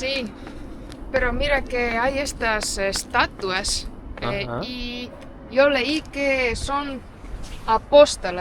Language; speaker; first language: Spanish; non-native, fluent; Estonian